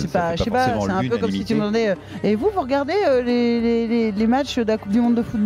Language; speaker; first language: French; native; French